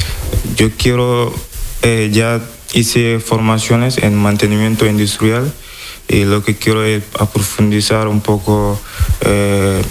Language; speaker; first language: Spanish; non-native, fluent; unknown